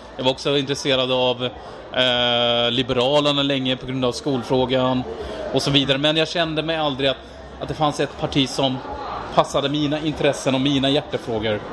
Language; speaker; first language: Swedish; non-native, fluent; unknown